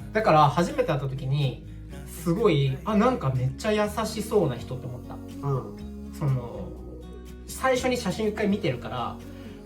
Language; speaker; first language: Japanese; native; Japanese